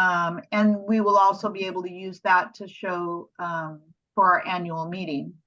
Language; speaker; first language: English; native; English